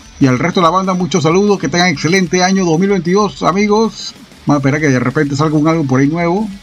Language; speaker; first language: Spanish; native; Spanish